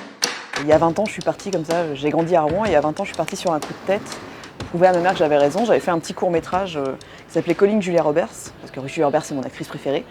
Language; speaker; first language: French; native; French